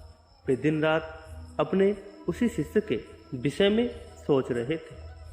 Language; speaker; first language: Hindi; native; Hindi